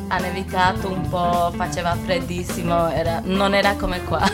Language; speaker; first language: Italian; non-native, fluent; English